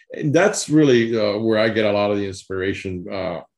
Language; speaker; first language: English; early bilingual, other home language; Spanish